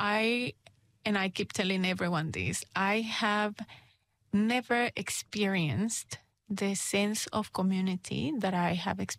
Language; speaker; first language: English; non-native, fluent; Spanish